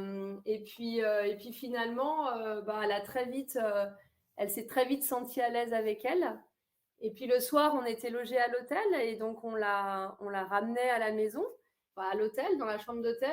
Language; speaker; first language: French; native; French